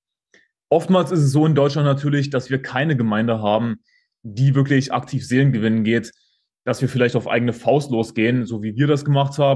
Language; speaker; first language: German; native; German